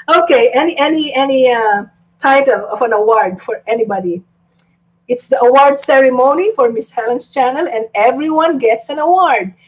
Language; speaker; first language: English; non-native, local second language; Filipino